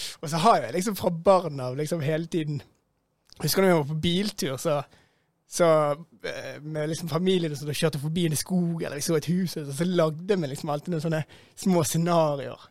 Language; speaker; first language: Norwegian; native; Norwegian